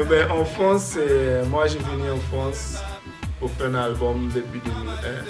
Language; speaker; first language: French; non-native, fluent; English